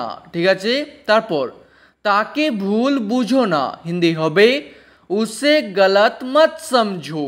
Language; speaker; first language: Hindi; non-native, local second language; Bangla